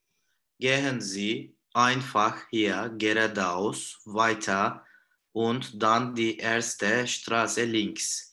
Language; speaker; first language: German; non-native, learner; Turkish